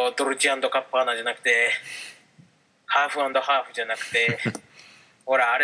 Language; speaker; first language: Japanese; native; Japanese